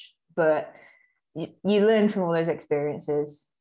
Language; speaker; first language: English; native; English